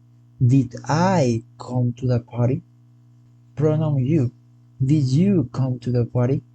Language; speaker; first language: English; non-native, fluent; Spanish